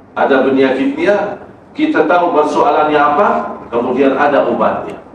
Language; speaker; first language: Malay; non-native, fluent; Arabic